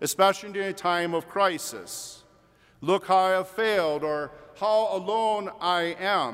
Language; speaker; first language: English; native; English